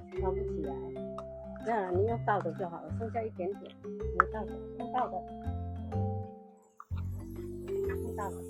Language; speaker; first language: Chinese; native; Chinese